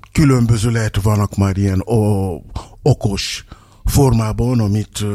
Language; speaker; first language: Hungarian; non-native, fluent; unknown